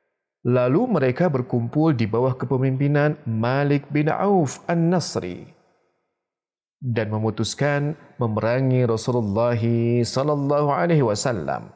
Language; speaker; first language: Indonesian; native; Indonesian